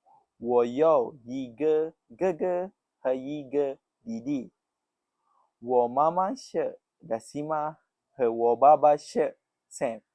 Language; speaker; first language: Chinese; non-native, learner; Malay